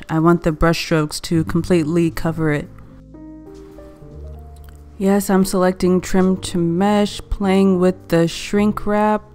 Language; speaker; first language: English; native; English